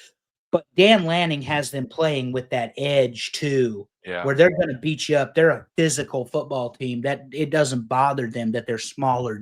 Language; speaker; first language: English; native; English